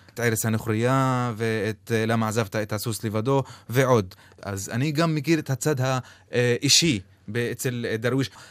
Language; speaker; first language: Hebrew; non-native, local second language; Arabic